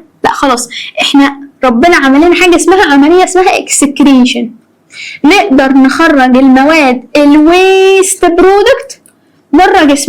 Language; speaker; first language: Arabic; native; Arabic